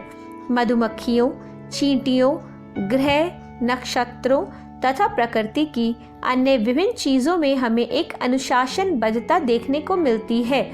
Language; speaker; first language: Hindi; native; Hindi